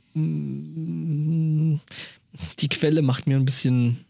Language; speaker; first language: German; non-native, fluent; English